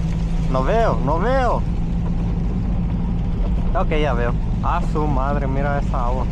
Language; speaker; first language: Spanish; early bilingual, heritage; Spanish